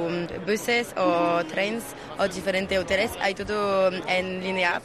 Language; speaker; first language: Spanish; non-native, learner; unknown